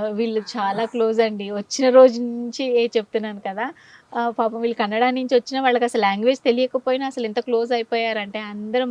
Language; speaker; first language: Telugu; native; Telugu